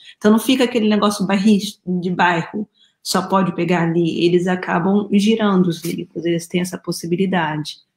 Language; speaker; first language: Portuguese; native; Portuguese